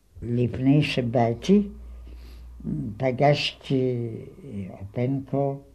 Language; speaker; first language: Hebrew; non-native, fluent; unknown